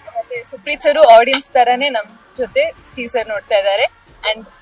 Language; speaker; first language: Kannada; non-native, local second language; Kodava